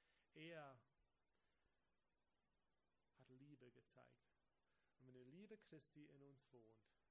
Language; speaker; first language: German; non-native, fluent; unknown